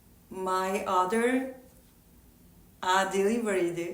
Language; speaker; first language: English; non-native, learner; Korean